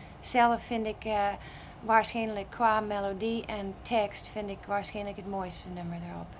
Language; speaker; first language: Dutch; non-native, fluent; English